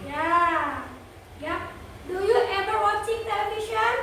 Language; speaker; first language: English; non-native, learner; Indonesian